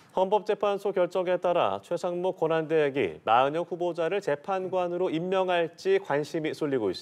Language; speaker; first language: Korean; native; Korean